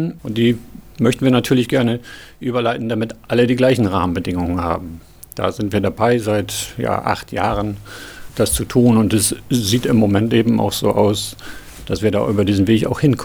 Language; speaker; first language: German; native; German